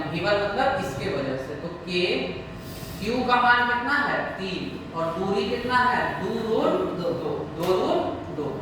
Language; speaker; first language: Hindi; native; Hindi